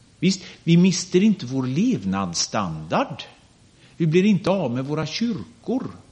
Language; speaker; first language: Swedish; native; Swedish